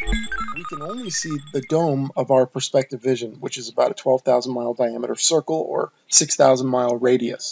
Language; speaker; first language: English; native; English